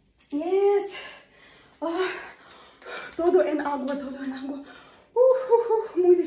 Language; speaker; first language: Spanish; non-native, learner; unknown